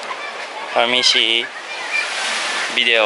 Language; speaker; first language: Indonesian; non-native, learner; Japanese